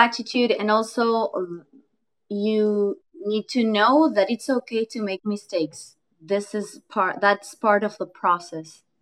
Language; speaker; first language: English; non-native, fluent; Spanish